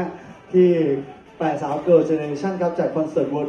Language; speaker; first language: Thai; native; Thai